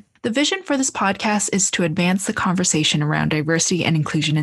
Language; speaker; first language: English; native; English